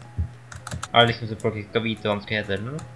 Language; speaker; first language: Norwegian; native; Norwegian